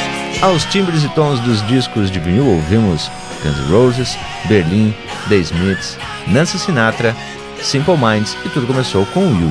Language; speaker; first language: Portuguese; native; Portuguese